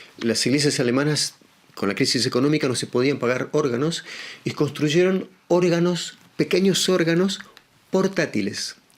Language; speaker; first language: Spanish; native; Spanish